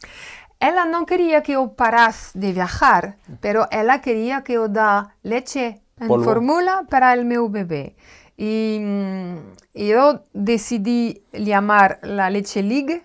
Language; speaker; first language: Spanish; non-native, learner; French